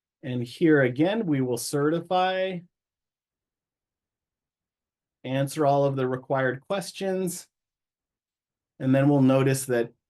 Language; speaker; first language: English; native; English